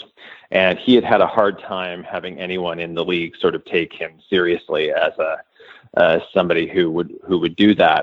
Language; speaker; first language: English; native; English